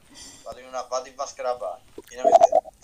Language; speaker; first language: Italian; native; Italian